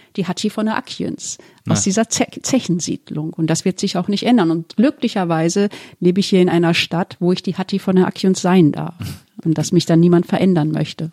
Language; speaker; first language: German; early bilingual, other home language; Turkish